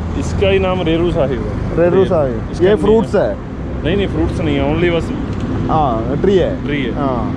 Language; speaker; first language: Hindi; non-native, local second language; Punjabi